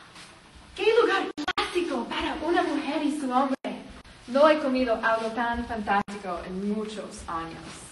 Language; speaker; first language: Spanish; non-native, learner; English